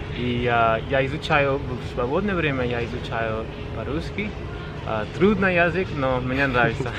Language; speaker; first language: Russian; non-native, learner; English